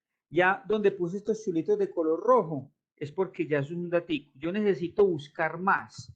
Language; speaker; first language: Spanish; native; Spanish